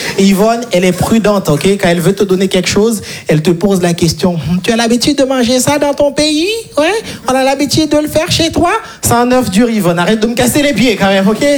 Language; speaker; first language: French; non-native, local second language; Haitian Creole